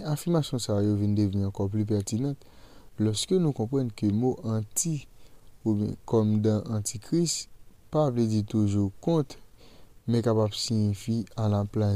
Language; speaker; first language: French; non-native, local second language; Haitian Creole